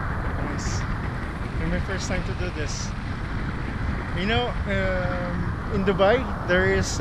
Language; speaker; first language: English; non-native, learner; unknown